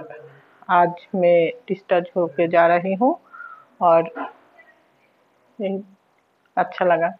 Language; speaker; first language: Hindi; non-native, fluent; Bangla